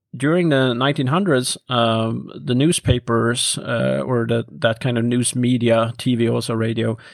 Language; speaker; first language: English; non-native, fluent; Swedish